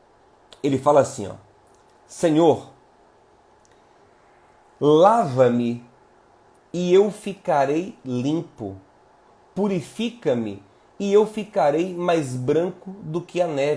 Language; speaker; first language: Portuguese; native; Portuguese